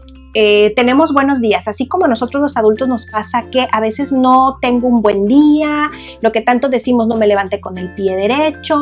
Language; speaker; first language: Spanish; native; Spanish